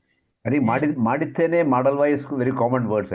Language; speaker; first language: Kannada; non-native, learner; Hindi